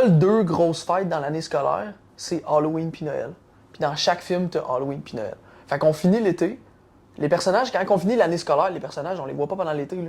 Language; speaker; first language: French; native; French